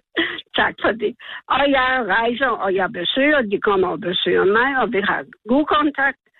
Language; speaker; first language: Danish; non-native, learner; Polish